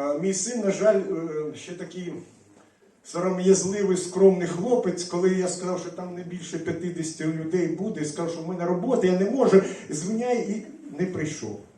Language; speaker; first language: Ukrainian; non-native, local second language; Russian